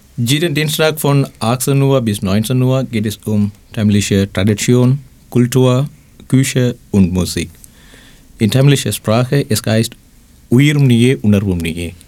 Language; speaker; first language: German; non-native, learner; Thai